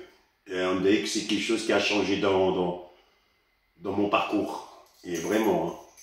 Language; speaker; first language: French; early bilingual, other home language; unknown